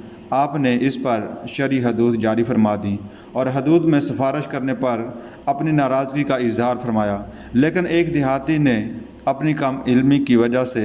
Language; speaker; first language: Urdu; native; Urdu